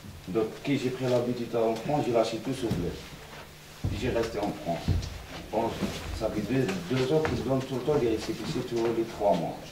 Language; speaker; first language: French; non-native, learner; Arabic